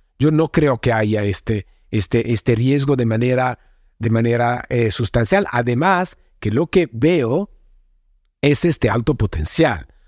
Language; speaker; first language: Spanish; non-native, fluent; Italian